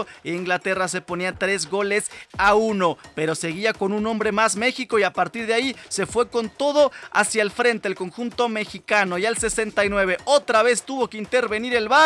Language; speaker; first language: Spanish; native; Spanish